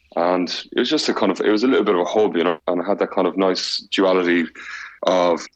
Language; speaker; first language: English; native; English